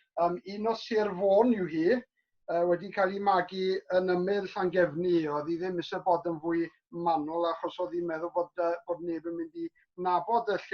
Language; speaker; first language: Welsh; native; Welsh